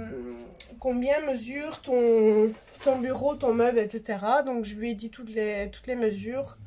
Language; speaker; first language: French; native; French